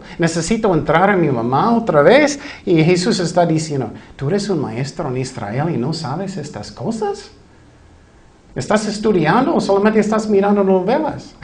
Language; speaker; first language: Spanish; non-native, fluent; English